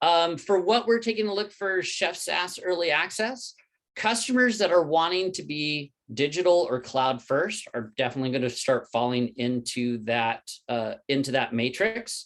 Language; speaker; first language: English; native; English